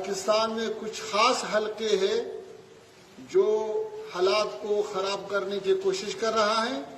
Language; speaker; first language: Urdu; non-native, fluent; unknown